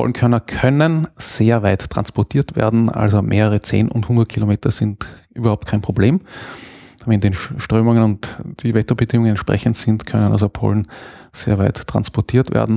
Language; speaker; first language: German; native; German